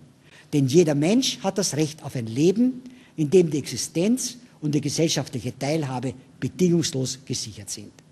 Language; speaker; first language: German; native; German